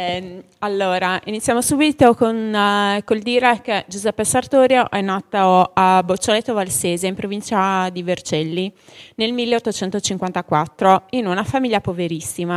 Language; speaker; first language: Italian; native; Italian